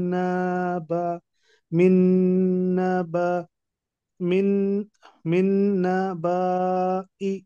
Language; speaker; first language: Urdu; native; Urdu